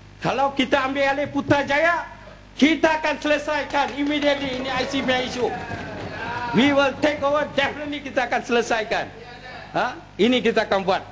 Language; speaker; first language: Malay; non-native, local second language; Tamil